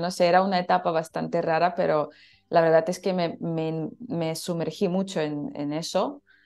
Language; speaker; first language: Spanish; non-native, fluent; Russian